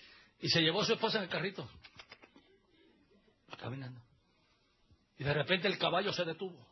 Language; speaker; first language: Spanish; native; Spanish